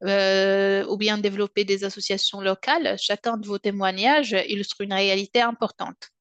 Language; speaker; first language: French; non-native, local second language; Arabic